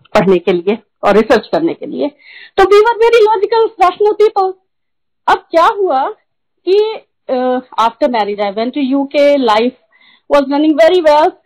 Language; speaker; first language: Hindi; native; Hindi